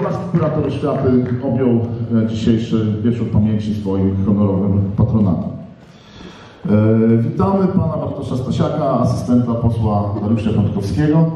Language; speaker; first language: Polish; native; Polish